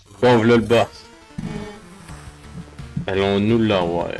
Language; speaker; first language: French; native; French